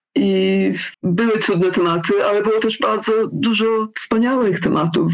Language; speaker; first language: Polish; early bilingual, heritage; Polish